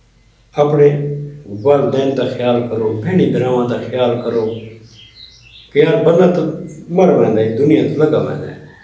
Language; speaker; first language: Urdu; non-native, local second language; Saraiki